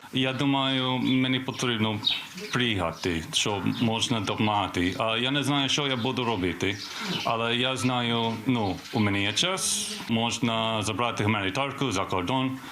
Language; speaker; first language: Ukrainian; non-native, learner; English